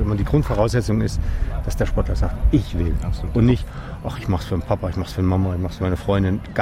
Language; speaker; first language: German; native; German